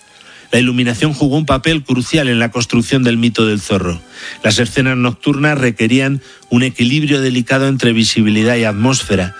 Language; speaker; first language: Spanish; native; Spanish